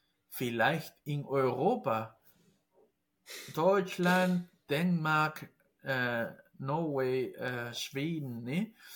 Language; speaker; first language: German; non-native, fluent; Spanish